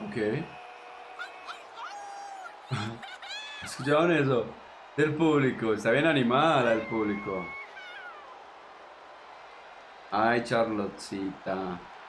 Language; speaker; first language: Spanish; native; Spanish